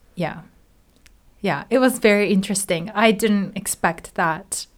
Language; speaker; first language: English; non-native, fluent; Japanese